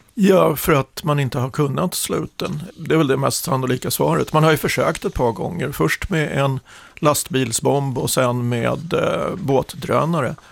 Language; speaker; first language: Swedish; native; Swedish